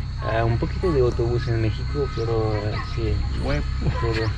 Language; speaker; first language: Spanish; non-native, learner; French